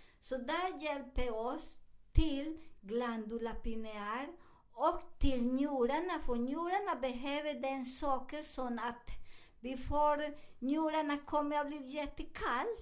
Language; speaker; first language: Swedish; non-native, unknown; Spanish